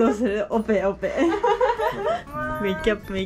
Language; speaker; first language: Japanese; native; Japanese